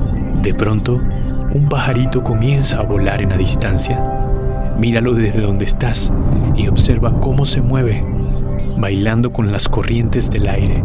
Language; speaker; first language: Spanish; native; Spanish